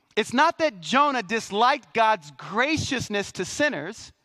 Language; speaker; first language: English; native; English